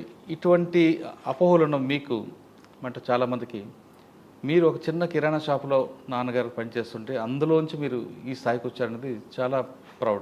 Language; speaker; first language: Telugu; native; Telugu